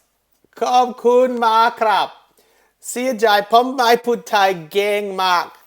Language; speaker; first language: Thai; non-native, learner; English